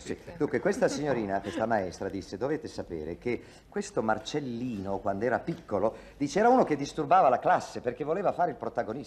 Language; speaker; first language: Italian; native; Italian